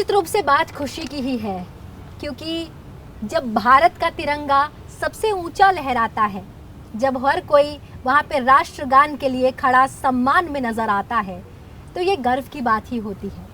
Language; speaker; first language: Hindi; native; Hindi